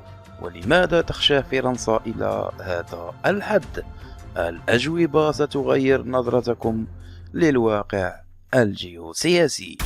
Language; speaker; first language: Arabic; native; Arabic